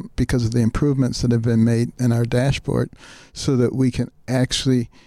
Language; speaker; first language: English; native; English